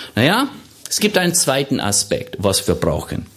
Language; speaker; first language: German; non-native, fluent; English